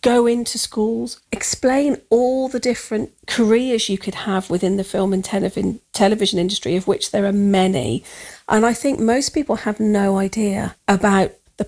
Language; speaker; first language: English; native; English